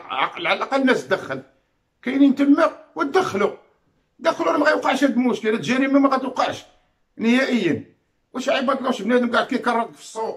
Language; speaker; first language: Arabic; native; Arabic